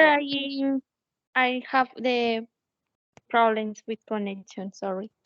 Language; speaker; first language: English; non-native, learner; Spanish